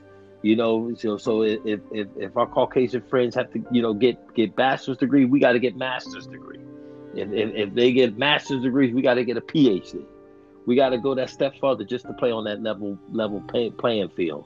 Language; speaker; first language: English; native; English